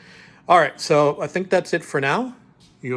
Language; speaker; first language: English; native; English